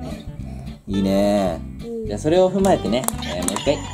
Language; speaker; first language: Japanese; native; Japanese